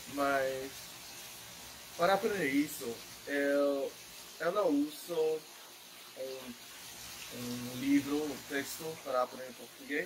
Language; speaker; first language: Portuguese; non-native, learner; English